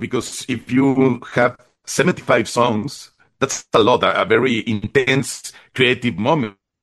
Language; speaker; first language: English; non-native, fluent; Spanish